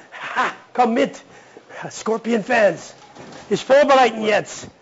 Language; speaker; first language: German; non-native, learner; English